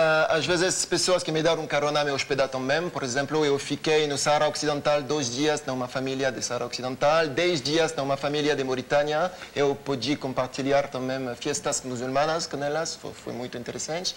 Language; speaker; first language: Portuguese; non-native, learner; French